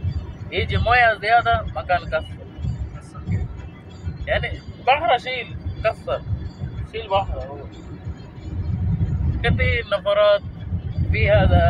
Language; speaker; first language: Arabic; non-native, learner; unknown